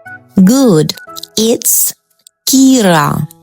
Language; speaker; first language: English; non-native, fluent; Russian